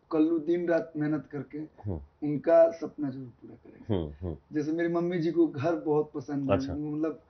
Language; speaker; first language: Hindi; native; Hindi